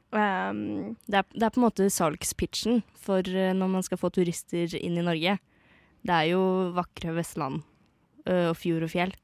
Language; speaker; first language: Norwegian; native; Norwegian